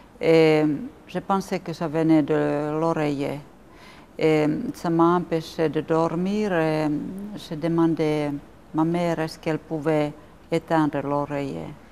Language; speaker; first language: French; non-native, fluent; Finnish